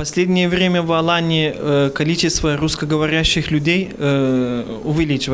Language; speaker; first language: Russian; non-native, fluent; Turkish